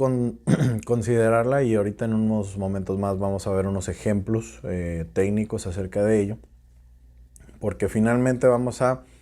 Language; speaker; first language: Spanish; native; Spanish